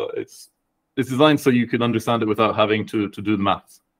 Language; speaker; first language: English; native; English